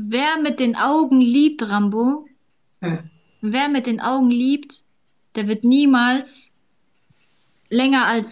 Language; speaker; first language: German; native; German